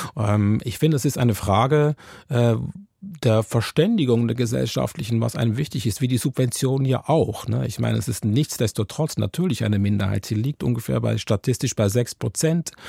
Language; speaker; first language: German; native; German